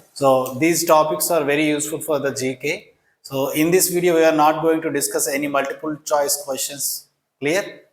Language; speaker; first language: English; non-native, local second language; Telugu